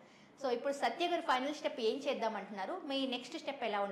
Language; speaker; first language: Telugu; native; Telugu